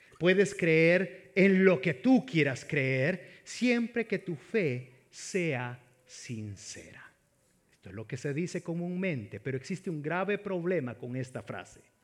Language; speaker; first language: Spanish; native; Spanish